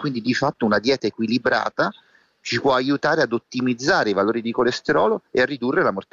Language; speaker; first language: Italian; native; Italian